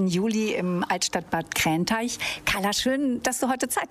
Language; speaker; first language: German; native; German